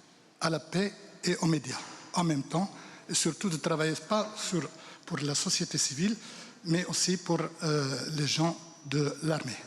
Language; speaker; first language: French; non-native, local second language; Arabic